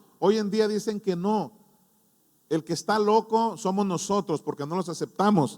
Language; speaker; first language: Spanish; native; Spanish